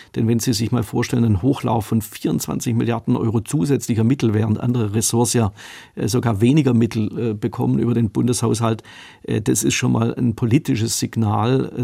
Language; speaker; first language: German; native; German